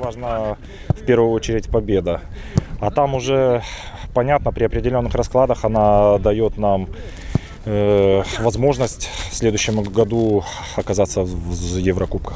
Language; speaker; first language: Russian; native; Russian